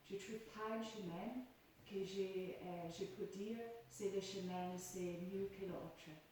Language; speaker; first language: French; non-native, learner; English